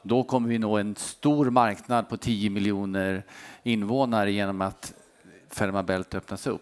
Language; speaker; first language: Swedish; native; Swedish